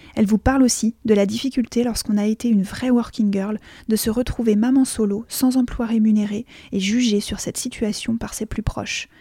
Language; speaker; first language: French; native; French